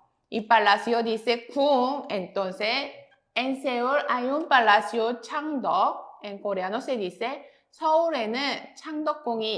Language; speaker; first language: Spanish; non-native, fluent; Korean